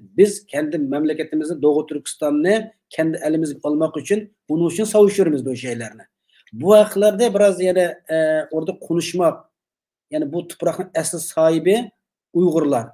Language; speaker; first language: Turkish; non-native, learner; Uyghur